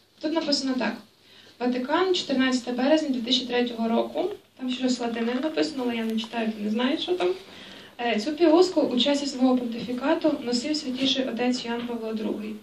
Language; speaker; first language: Ukrainian; native; Ukrainian